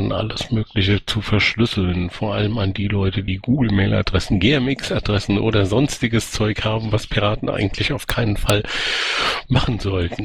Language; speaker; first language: German; native; German